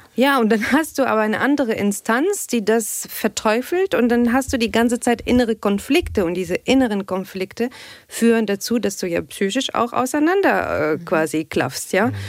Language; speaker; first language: German; non-native, fluent; Arabic